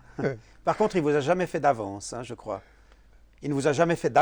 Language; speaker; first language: French; native; French